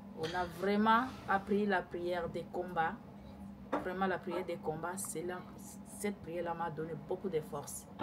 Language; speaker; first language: French; non-native, local second language; Lingala